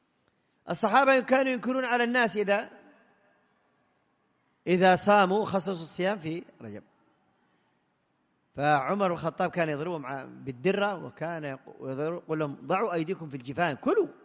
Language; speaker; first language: Arabic; native; Arabic